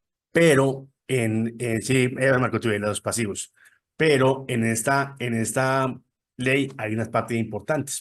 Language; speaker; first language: Spanish; native; Spanish